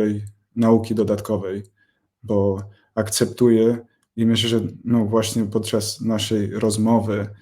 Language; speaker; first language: Polish; non-native, fluent; English